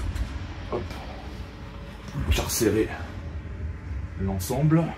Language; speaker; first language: French; native; French